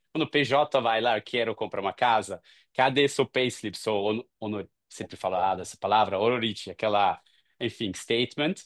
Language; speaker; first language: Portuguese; non-native, fluent; English